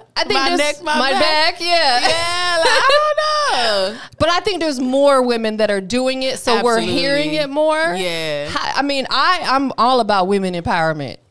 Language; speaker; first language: English; native; English